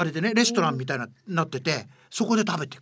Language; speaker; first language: Japanese; native; Japanese